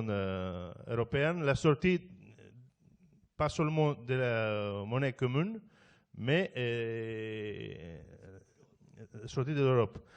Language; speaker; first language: French; non-native, fluent; Greek